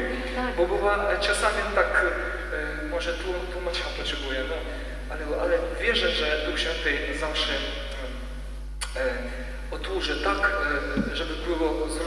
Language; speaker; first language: Polish; non-native, learner; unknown